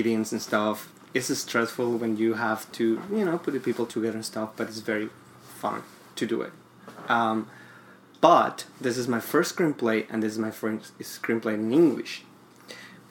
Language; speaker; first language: English; non-native, fluent; Spanish